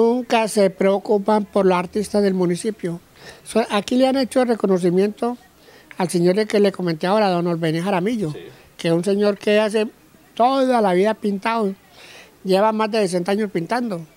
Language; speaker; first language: Spanish; native; Spanish